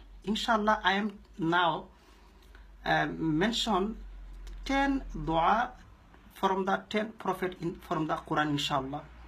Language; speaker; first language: English; non-native, local second language; Bangla